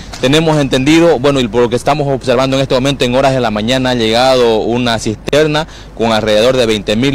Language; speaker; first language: Spanish; native; Spanish